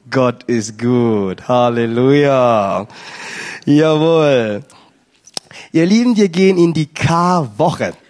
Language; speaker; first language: German; non-native, fluent; French